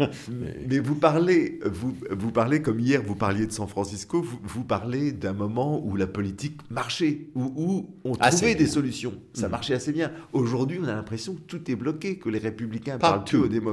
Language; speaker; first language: French; native; French